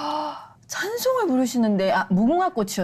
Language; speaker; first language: Korean; native; Korean